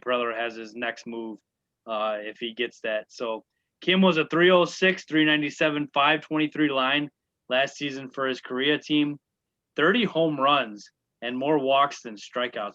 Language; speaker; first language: English; native; English